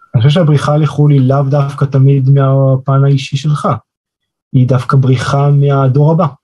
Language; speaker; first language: Hebrew; native; Hebrew